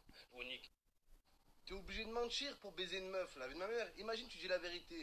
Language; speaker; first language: French; native; French